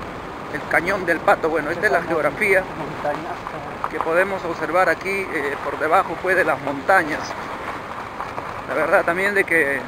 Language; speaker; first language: Spanish; native; Spanish